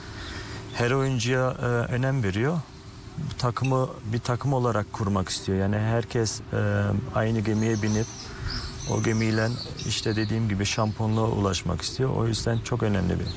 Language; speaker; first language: Turkish; early bilingual, heritage; Turkish